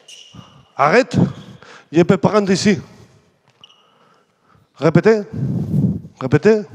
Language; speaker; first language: French; non-native, fluent; Spanish